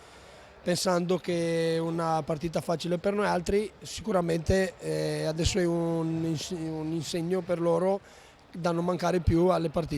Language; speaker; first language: Italian; non-native, fluent; Romanian